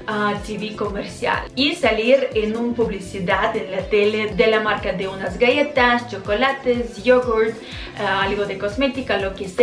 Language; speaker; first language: Spanish; non-native, fluent; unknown